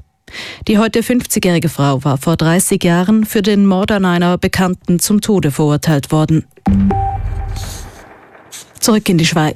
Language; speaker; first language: German; native; German